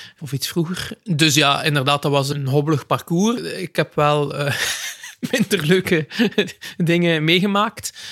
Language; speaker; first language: Dutch; native; Dutch